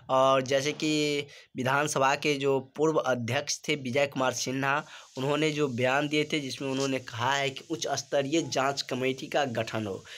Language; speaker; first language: Hindi; native; Hindi